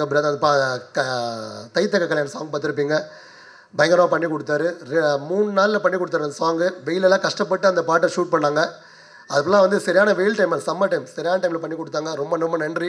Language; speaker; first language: Tamil; native; Tamil